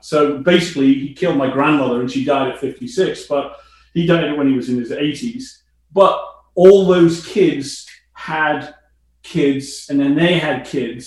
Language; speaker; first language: English; native; English